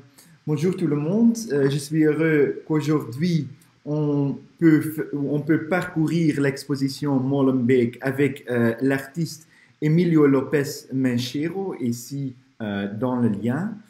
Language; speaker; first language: French; non-native, fluent; Dutch